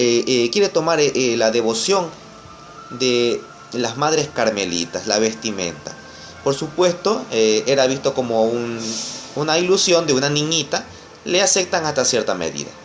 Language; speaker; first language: Spanish; native; Spanish